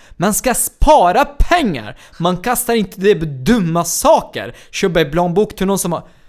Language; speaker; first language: Swedish; non-native, fluent; Arabic